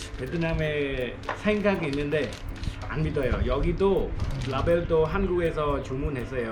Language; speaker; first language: Korean; non-native, learner; Khmer